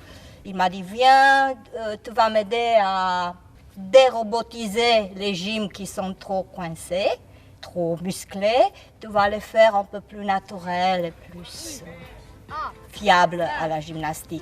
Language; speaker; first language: French; non-native, fluent; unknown